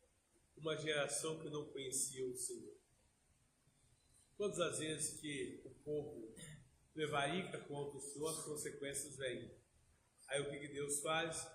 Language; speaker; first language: Portuguese; native; Portuguese